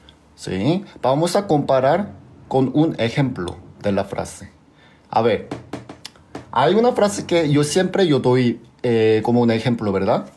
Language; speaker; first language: Spanish; non-native, fluent; Korean